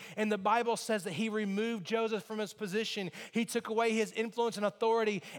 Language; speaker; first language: English; native; English